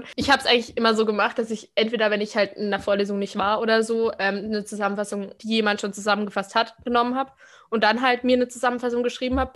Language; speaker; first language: German; native; German